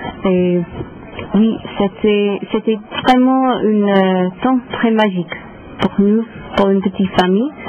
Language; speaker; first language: French; non-native, learner; English